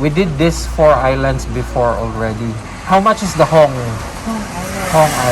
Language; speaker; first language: English; non-native, local second language; Filipino